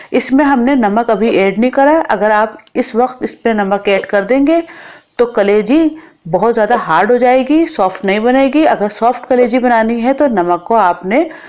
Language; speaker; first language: Urdu; native; Urdu